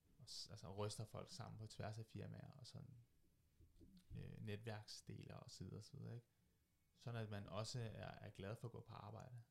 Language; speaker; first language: Danish; early bilingual, other home language; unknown